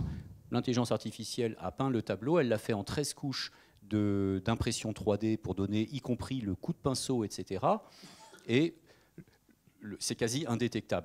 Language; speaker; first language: French; native; French